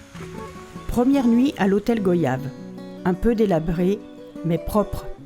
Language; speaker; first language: French; native; French